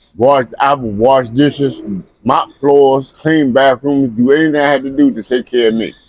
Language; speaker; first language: English; native; English